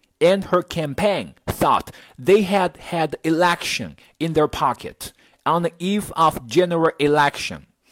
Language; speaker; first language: English; non-native, fluent; Chinese